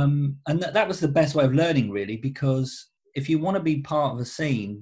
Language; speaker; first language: English; native; English